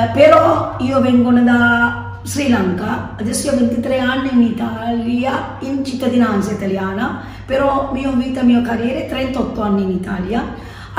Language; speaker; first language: Italian; non-native, learner; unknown